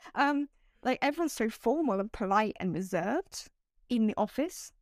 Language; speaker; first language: English; native; English